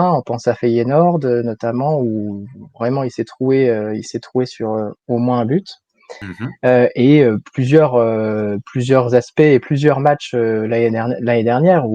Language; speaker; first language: French; native; French